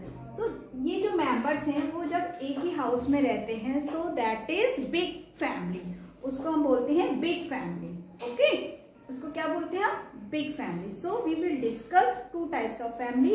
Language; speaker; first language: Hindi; native; Hindi